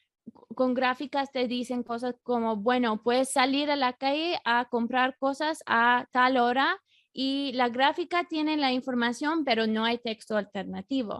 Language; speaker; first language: Spanish; non-native, fluent; English